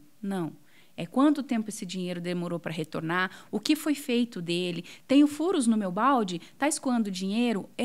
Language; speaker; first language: Portuguese; native; Portuguese